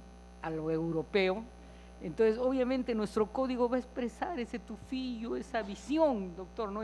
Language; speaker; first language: Spanish; native; Spanish